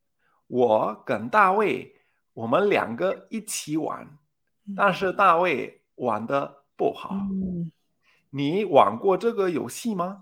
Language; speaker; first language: Chinese; non-native, fluent; Spanish